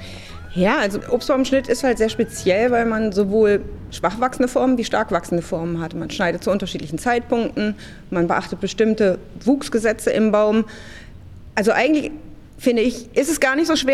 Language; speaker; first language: German; native; German